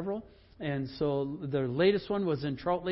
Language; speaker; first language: English; native; English